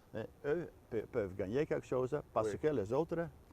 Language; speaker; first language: French; non-native, fluent; Dutch